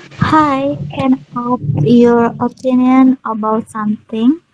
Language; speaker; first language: English; non-native, learner; Indonesian